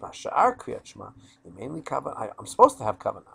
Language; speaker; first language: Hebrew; non-native, fluent; English